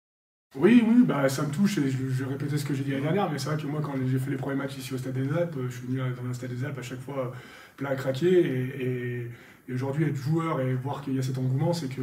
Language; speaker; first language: French; native; French